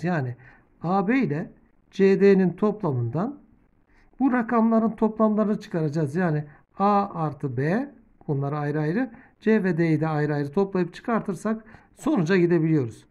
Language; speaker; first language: Turkish; native; Turkish